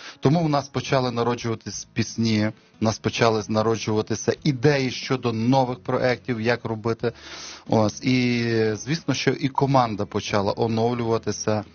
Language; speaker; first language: Ukrainian; native; Ukrainian